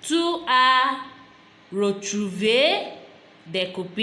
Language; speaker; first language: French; non-native, fluent; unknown